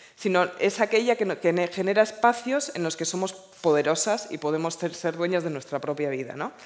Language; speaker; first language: Spanish; native; Spanish